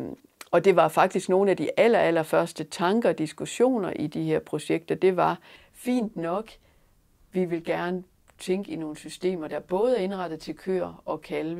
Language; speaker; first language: Danish; native; Danish